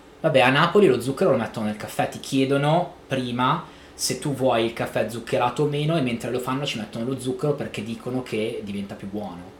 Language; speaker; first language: Italian; native; Italian